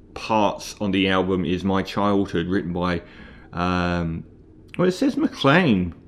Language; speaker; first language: English; native; English